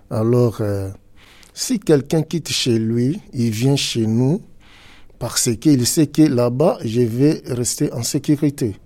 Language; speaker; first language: French; non-native, learner; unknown